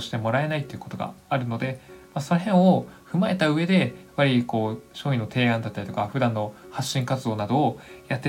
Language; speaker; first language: Japanese; native; Japanese